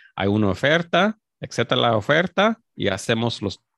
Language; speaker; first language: Spanish; early bilingual, heritage; Spanish